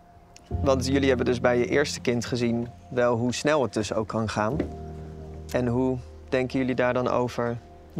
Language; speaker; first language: Dutch; native; Dutch